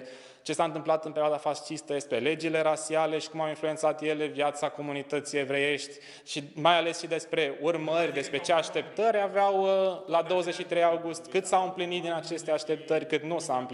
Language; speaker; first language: Romanian; native; Romanian